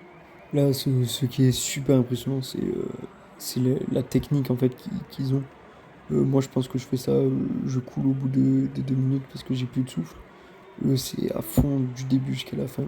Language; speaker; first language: French; native; French